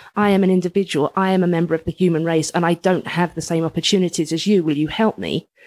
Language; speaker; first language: English; native; English